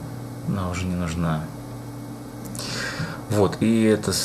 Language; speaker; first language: Russian; native; Russian